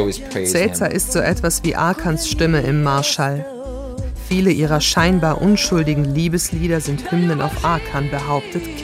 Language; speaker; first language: German; native; German